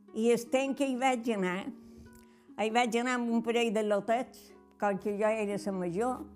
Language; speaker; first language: Catalan; native; Catalan